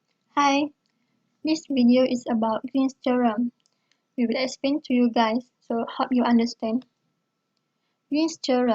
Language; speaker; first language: English; non-native, local second language; Malay